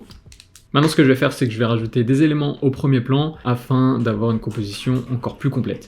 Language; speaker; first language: French; native; French